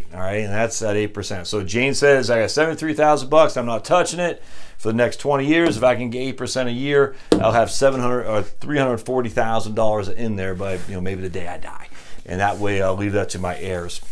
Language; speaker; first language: English; native; English